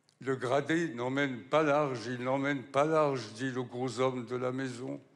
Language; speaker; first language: French; native; French